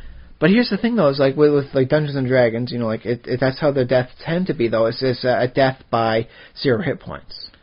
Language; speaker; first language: English; native; English